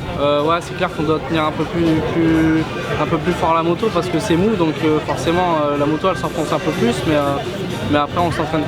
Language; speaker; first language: French; native; French